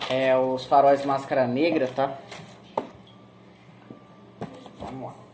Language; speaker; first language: Portuguese; native; Portuguese